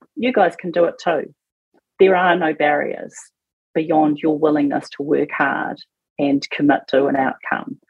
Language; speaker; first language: English; native; English